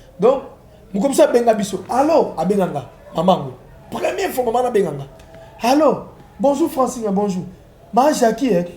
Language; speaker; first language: Lingala; native; Lingala